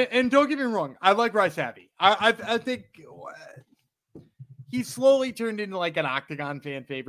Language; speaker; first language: English; native; English